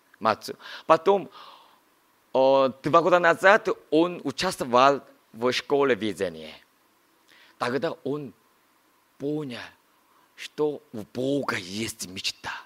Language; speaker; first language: Russian; non-native, learner; Korean